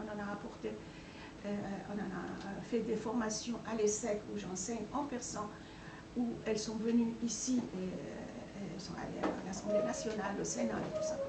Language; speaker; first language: French; non-native, fluent; Persian